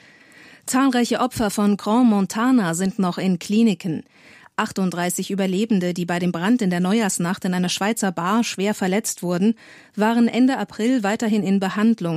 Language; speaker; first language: German; native; German